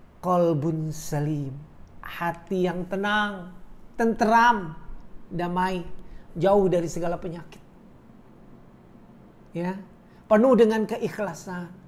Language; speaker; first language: Indonesian; native; Indonesian